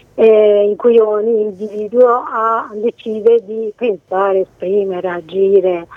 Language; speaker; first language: Italian; non-native, fluent; Persian